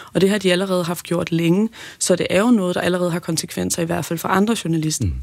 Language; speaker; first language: Danish; native; Danish